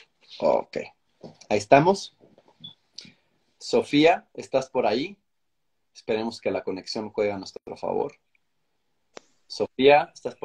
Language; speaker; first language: Spanish; native; Spanish